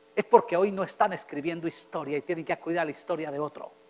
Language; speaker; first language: Spanish; native; Spanish